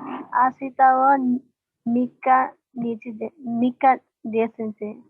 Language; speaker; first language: Japanese; non-native, learner; Nepali